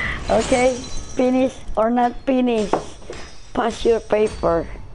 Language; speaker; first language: English; non-native, local second language; Filipino